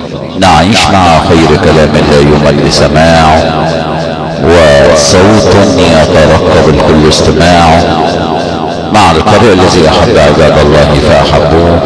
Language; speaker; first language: Arabic; native; Arabic